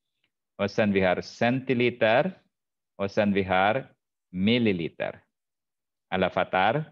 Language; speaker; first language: Swedish; non-native, fluent; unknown